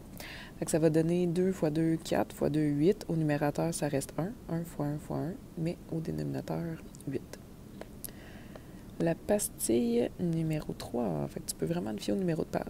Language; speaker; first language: French; native; French